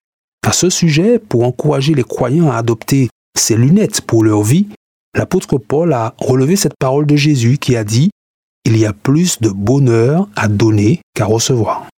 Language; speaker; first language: French; native; French